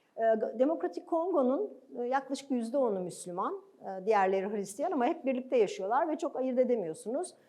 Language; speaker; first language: Turkish; native; Turkish